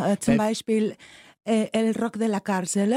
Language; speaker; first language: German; non-native, fluent; Spanish